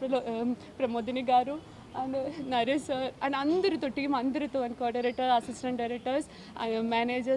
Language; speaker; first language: Telugu; non-native, learner; Malayalam